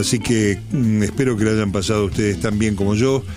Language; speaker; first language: Spanish; native; Spanish